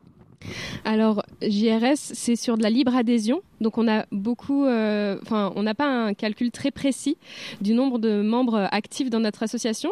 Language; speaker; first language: French; native; French